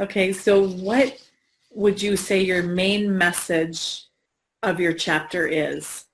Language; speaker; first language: English; native; English